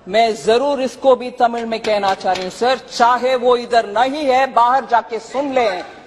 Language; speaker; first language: Hindi; non-native, local second language; Tamil